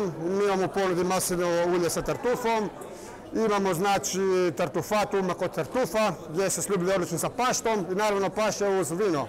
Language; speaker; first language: Croatian; native; Croatian